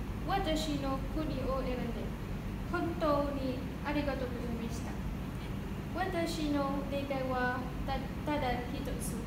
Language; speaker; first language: Japanese; non-native, learner; Malay